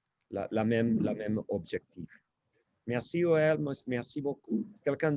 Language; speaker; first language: French; non-native, learner; English